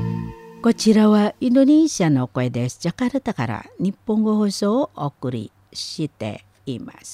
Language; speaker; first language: Japanese; non-native, fluent; Indonesian